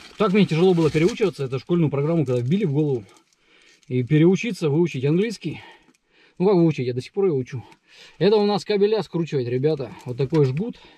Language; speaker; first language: Russian; native; Russian